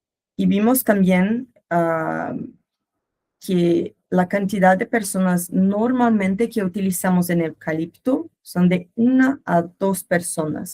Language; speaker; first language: Spanish; non-native, learner; Portuguese